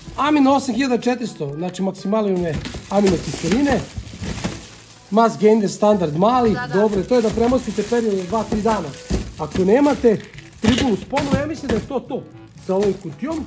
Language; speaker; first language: Croatian; native; Croatian